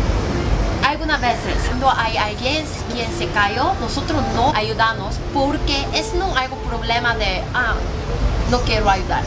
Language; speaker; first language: Spanish; non-native, learner; Korean